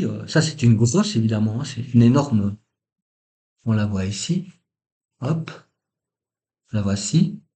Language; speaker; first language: French; native; French